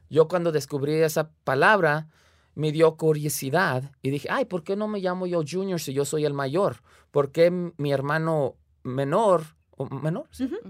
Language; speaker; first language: Spanish; early bilingual, heritage; Spanish